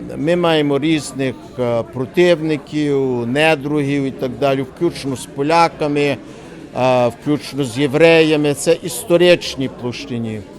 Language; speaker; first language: Ukrainian; early bilingual, heritage; Ukrainian